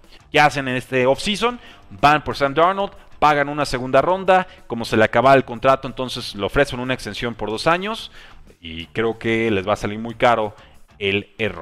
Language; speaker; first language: Spanish; native; Spanish